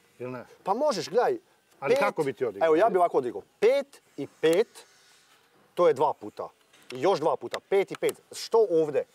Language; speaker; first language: Croatian; early bilingual, heritage; Serbian